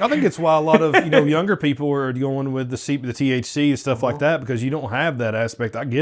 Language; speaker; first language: English; native; English